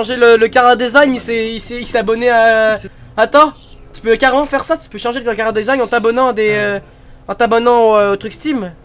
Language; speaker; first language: French; native; French